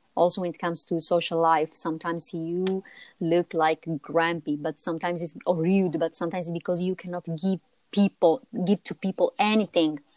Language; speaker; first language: English; non-native, fluent; Italian